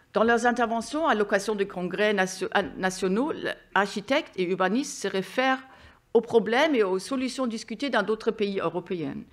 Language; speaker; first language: French; non-native, fluent; German